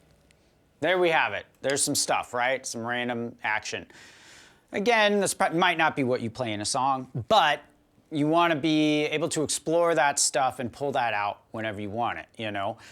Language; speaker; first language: English; native; English